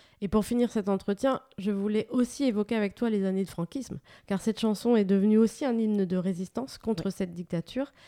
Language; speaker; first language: French; native; French